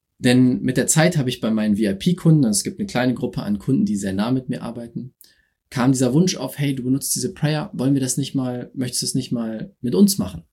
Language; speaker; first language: German; native; German